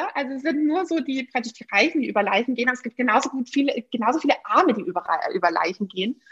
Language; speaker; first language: German; native; German